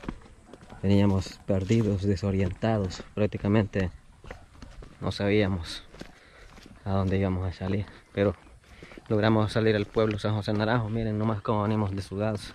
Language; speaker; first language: Spanish; native; Spanish